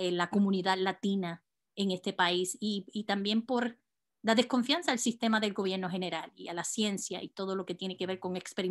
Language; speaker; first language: Spanish; native; Spanish